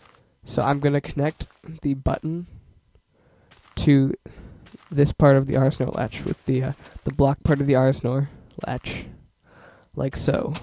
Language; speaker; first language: English; native; English